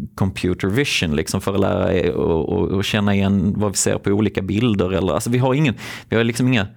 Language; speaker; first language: Swedish; native; Swedish